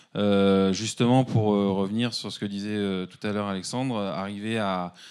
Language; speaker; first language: French; native; French